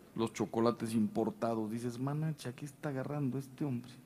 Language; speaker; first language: Spanish; native; Spanish